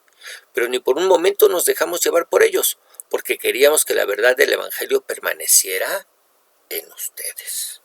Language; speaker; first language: Spanish; native; Spanish